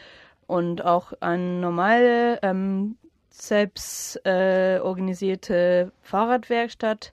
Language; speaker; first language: German; non-native, fluent; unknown